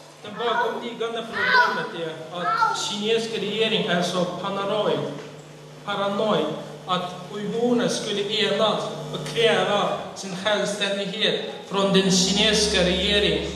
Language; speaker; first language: Swedish; non-native, fluent; Uyghur